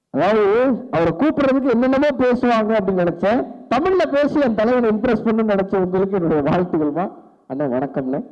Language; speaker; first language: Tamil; native; Tamil